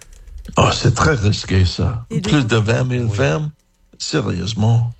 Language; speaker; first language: French; non-native, fluent; English